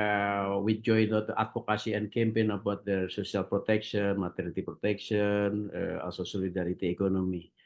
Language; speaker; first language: English; non-native, learner; Indonesian